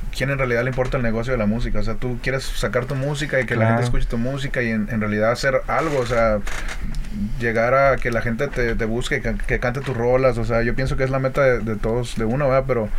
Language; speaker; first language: Spanish; native; Spanish